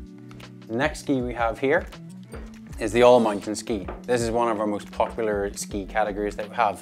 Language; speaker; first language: English; native; English